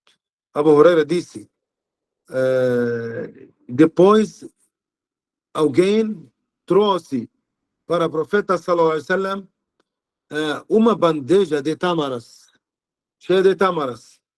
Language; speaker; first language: Portuguese; non-native, learner; Arabic